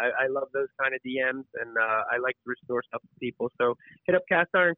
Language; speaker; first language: English; native; English